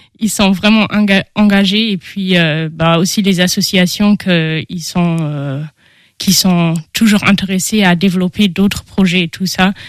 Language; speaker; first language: French; non-native, fluent; German